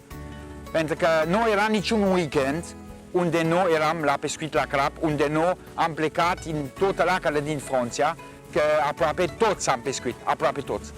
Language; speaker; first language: Romanian; non-native, learner; French